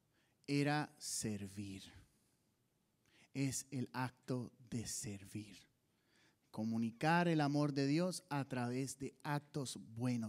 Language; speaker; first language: Spanish; native; Spanish